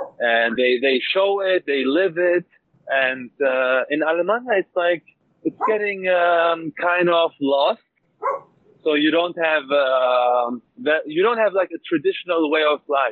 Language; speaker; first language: English; non-native, learner; German